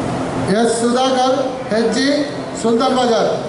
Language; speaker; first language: Telugu; native; Telugu